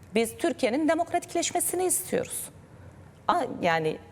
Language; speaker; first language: Turkish; native; Turkish